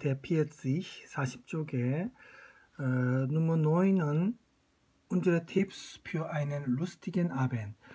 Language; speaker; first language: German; non-native, fluent; Korean